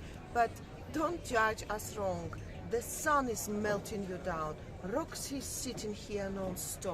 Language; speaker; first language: English; non-native, fluent; Russian